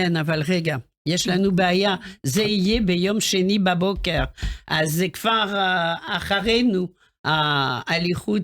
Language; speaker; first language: Hebrew; non-native, fluent; French